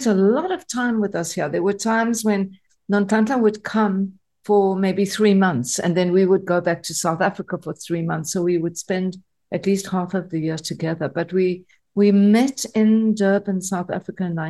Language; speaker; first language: English; native; English